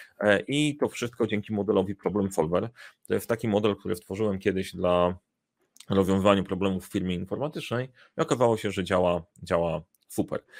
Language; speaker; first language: Polish; native; Polish